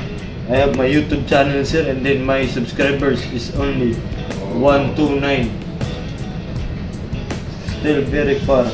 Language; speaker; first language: English; non-native, local second language; Filipino